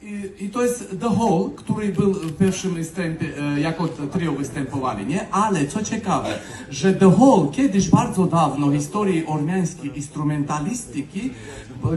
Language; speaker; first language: Polish; non-native, learner; Armenian